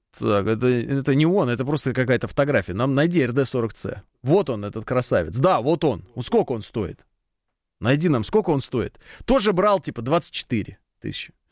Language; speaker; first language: Russian; native; Russian